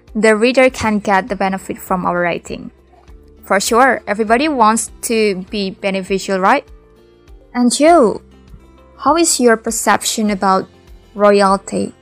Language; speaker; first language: English; non-native, fluent; Indonesian